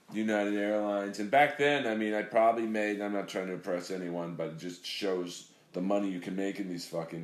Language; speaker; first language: English; native; English